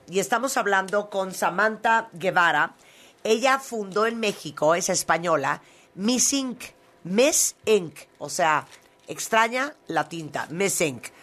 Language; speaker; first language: Spanish; native; Spanish